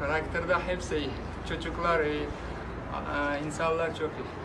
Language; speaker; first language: Turkish; non-native, learner; Uzbek